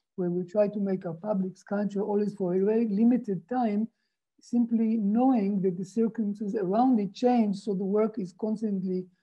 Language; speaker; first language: English; non-native, fluent; Hebrew